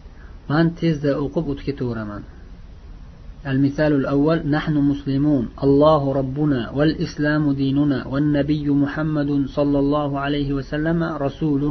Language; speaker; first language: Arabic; non-native, fluent; Uzbek